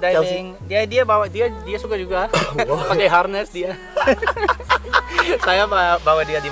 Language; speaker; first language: Indonesian; non-native, learner; English